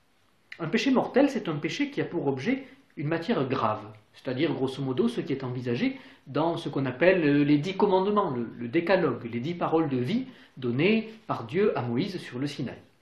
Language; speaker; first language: French; native; French